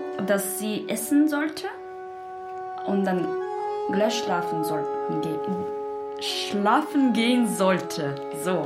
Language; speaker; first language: German; non-native, learner; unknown